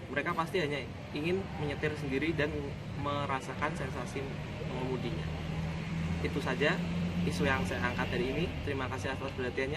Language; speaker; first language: Indonesian; native; Indonesian